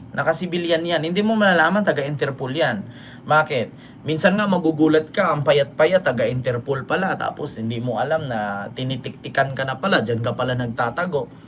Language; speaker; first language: Filipino; non-native, local second language; Cebuano